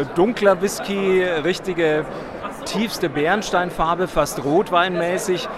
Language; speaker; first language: German; native; German